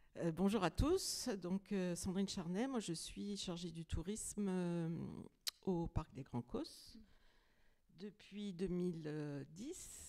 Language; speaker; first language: French; native; French